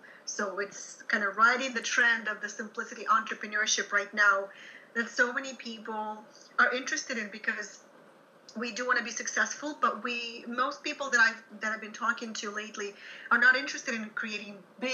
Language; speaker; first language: English; non-native, fluent; Ukrainian